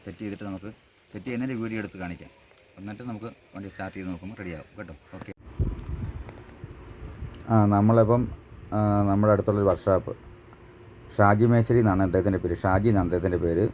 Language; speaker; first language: Malayalam; native; Malayalam